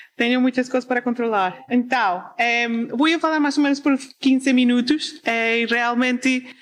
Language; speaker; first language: Portuguese; non-native, learner; Spanish